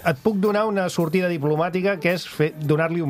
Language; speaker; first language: Catalan; native; Catalan